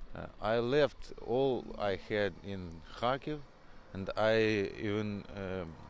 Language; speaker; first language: English; non-native, fluent; Norwegian